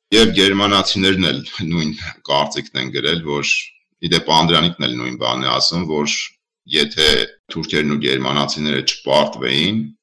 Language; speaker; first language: Armenian; native; Armenian